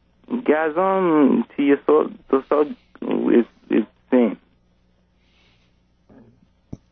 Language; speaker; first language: Persian; early bilingual, heritage; Persian